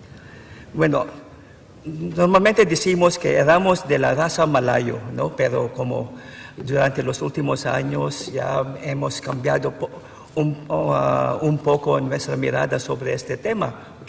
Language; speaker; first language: Spanish; non-native, fluent; Filipino